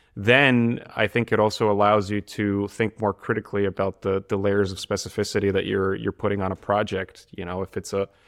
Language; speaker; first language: English; non-native, fluent; Bulgarian